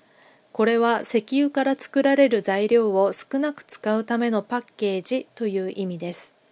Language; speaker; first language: Japanese; non-native, fluent; Korean